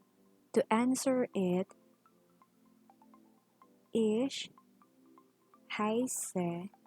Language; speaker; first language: German; non-native, learner; Filipino